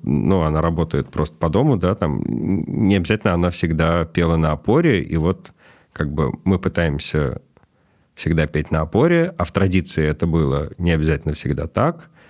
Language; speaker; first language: Russian; native; Russian